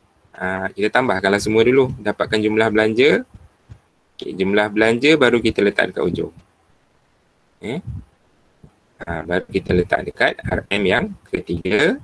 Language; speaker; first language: Malay; native; Malay